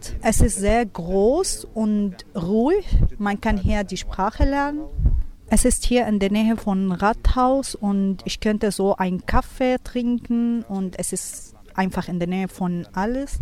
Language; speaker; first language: German; non-native, learner; Arabic